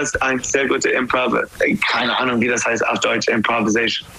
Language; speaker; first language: German; non-native, learner; English